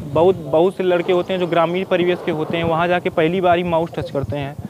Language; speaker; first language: Hindi; native; Hindi